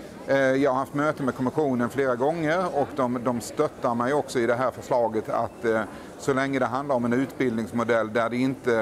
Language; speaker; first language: Swedish; native; Swedish